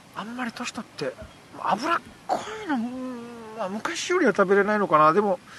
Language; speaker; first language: Japanese; native; Japanese